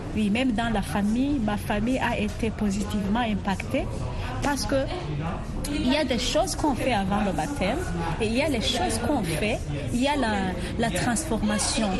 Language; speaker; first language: French; non-native, local second language; Rundi